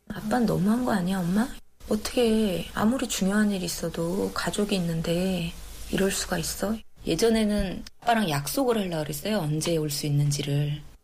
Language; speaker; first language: Korean; native; Korean